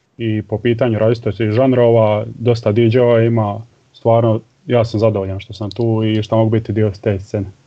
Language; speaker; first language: Croatian; native; Croatian